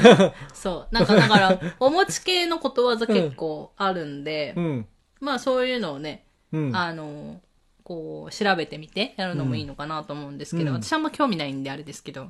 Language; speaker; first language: Japanese; native; Japanese